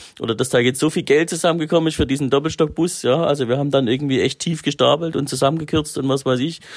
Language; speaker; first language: German; native; German